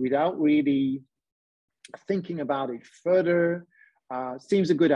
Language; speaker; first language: English; non-native, fluent; Dutch